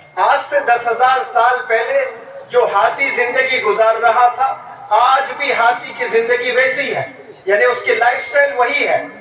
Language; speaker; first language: Urdu; native; Urdu